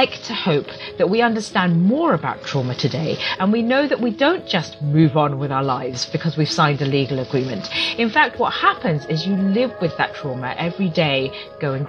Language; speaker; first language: English; native; English